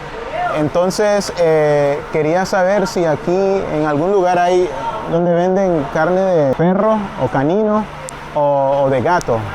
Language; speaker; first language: Spanish; non-native, fluent; English